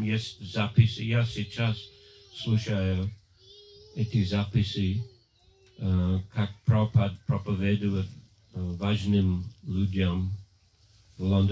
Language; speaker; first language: Russian; non-native, fluent; English